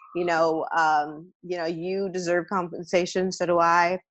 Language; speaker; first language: English; native; English